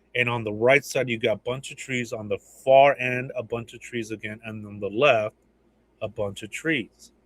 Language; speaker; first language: English; native; English